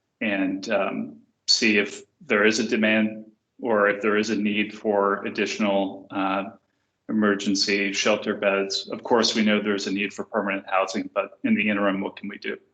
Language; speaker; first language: English; native; English